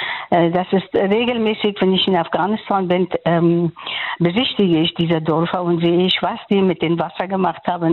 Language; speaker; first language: German; non-native, fluent; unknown